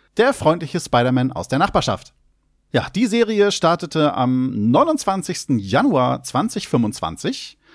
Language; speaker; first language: German; native; German